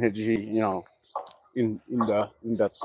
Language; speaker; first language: English; non-native, learner; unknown